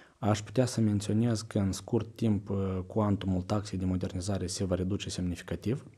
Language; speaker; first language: Romanian; native; Romanian